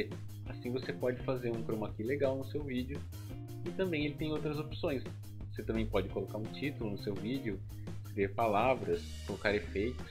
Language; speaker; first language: Portuguese; native; Portuguese